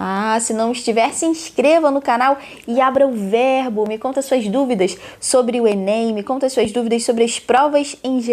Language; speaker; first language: Portuguese; native; Portuguese